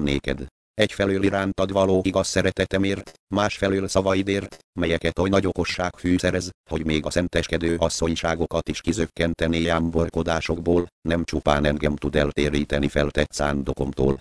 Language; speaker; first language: Hungarian; native; Hungarian